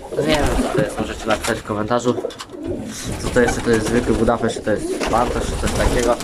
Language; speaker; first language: Polish; native; Polish